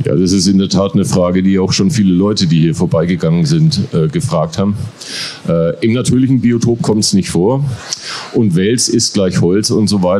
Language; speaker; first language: German; native; German